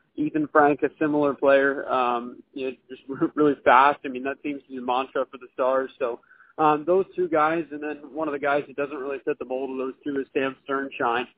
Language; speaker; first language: English; native; English